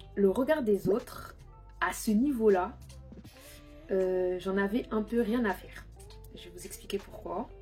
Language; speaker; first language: French; early bilingual, other home language; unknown